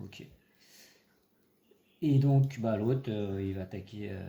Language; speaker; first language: French; native; French